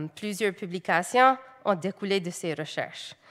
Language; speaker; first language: French; native; French